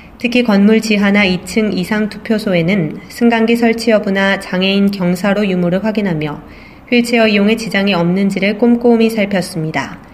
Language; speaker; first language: Korean; native; Korean